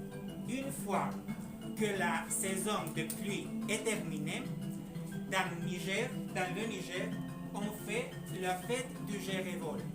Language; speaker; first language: French; non-native, learner; Spanish